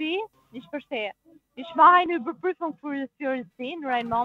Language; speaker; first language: German; non-native, learner; Italian